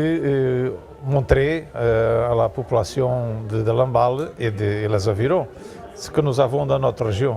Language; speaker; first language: French; non-native, learner; Portuguese